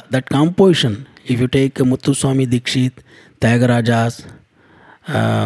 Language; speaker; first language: English; non-native, local second language; Kannada